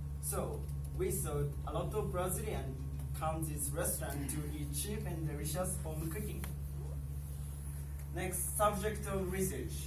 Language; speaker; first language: English; non-native, learner; Japanese